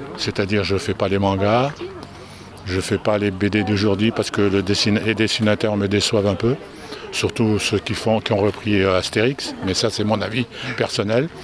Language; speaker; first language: French; native; French